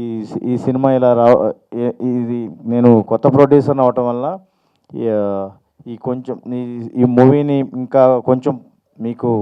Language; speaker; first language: Telugu; native; Telugu